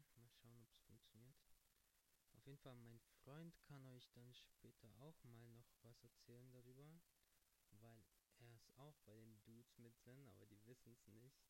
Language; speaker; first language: German; early bilingual, other home language; Russian